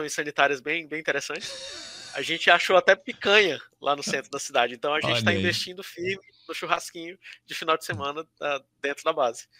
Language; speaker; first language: Portuguese; native; Portuguese